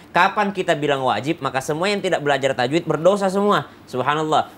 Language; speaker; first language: Indonesian; native; Indonesian